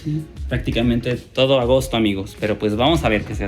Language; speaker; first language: Spanish; native; Spanish